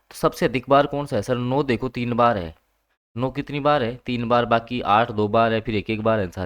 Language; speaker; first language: Hindi; native; Hindi